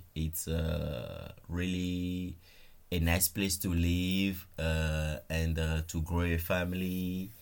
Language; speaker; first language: English; non-native, fluent; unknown